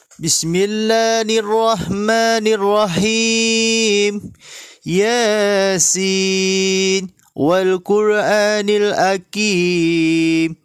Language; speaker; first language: Arabic; non-native, fluent; Malay